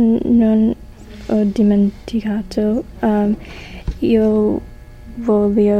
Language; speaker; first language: Italian; non-native, learner; English